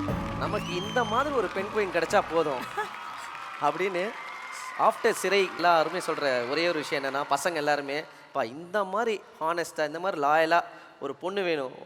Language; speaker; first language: Tamil; native; Tamil